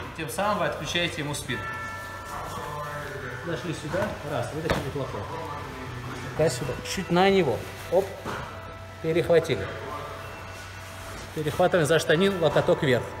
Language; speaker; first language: Russian; native; Russian